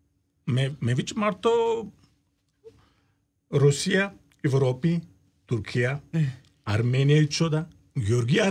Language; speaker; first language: Georgian; non-native, learner; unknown